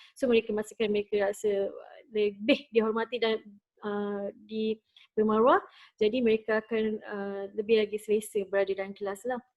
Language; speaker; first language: Malay; native; Malay